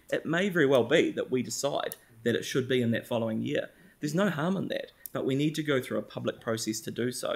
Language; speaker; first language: English; native; English